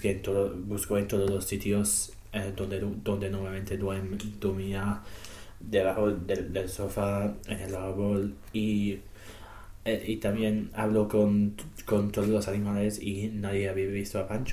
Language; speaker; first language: Spanish; non-native, learner; English